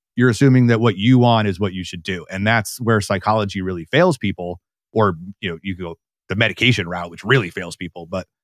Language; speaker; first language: English; native; English